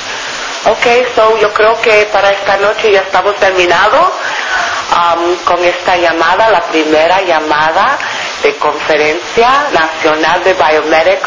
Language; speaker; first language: Spanish; non-native, fluent; English